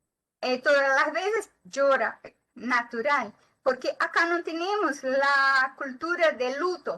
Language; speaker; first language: Spanish; non-native, learner; Portuguese